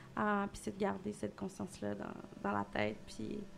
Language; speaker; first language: French; native; French